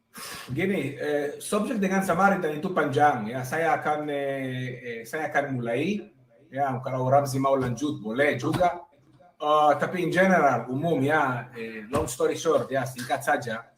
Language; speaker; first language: Indonesian; non-native, fluent; Hebrew